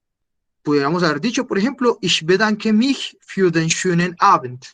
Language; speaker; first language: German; non-native, fluent; Spanish